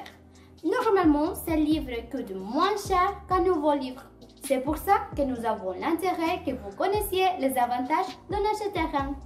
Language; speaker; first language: French; non-native, learner; Spanish